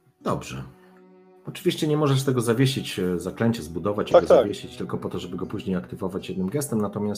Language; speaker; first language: Polish; native; Polish